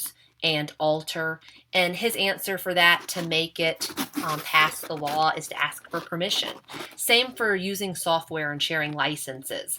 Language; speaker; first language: English; native; English